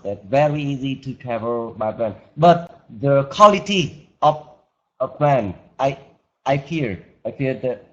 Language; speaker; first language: English; non-native, learner; Vietnamese